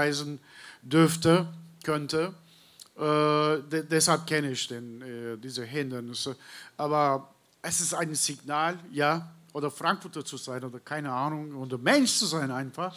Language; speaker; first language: German; non-native, learner; Turkish